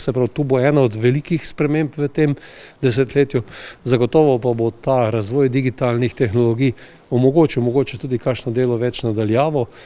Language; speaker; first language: Slovenian; native; Slovenian